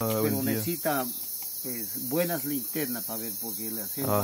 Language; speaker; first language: Spanish; non-native, local second language; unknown